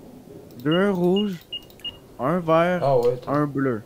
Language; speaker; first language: French; native; French